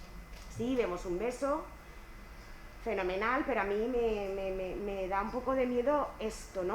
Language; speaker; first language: Spanish; native; Spanish